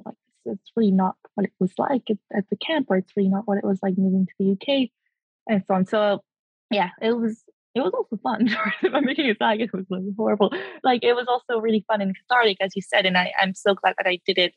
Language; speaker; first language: English; early bilingual, other home language; French